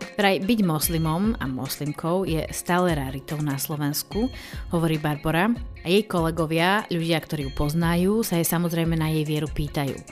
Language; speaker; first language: Slovak; native; Slovak